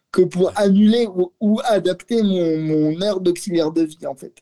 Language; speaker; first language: French; native; French